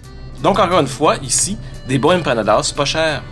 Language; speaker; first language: French; native; French